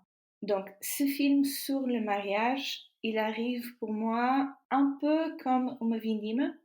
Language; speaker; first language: French; non-native, fluent; Portuguese